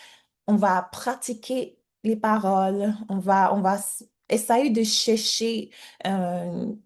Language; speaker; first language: French; non-native, learner; English